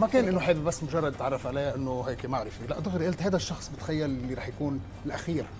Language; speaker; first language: Arabic; native; Arabic